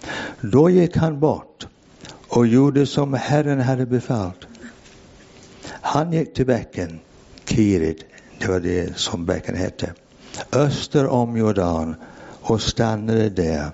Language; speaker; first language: Swedish; non-native, fluent; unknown